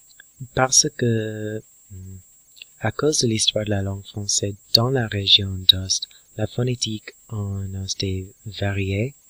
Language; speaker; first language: French; non-native, learner; English